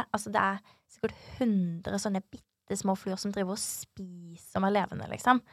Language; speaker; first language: Norwegian; native; Norwegian